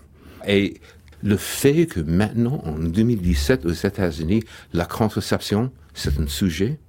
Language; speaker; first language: French; non-native, fluent; English